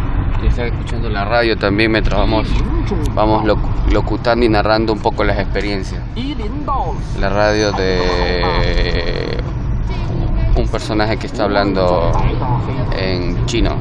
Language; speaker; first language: Spanish; native; Spanish